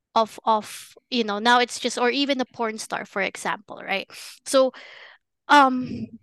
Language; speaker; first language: English; non-native, local second language; Filipino